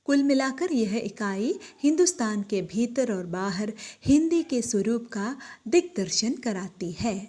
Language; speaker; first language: Hindi; non-native, local second language; Malayalam